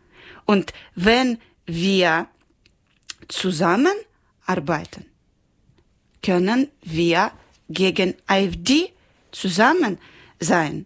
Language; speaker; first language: German; non-native, learner; Ukrainian